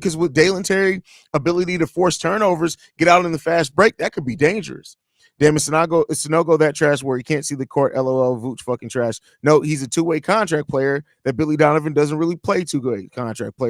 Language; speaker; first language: English; native; English